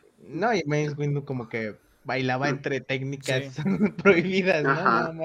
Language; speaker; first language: Spanish; native; Spanish